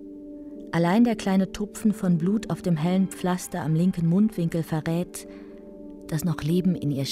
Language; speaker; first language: German; native; German